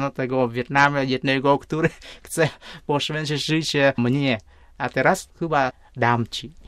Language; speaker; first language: Polish; non-native, fluent; Vietnamese